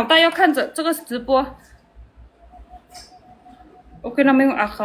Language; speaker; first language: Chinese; non-native, fluent; Filipino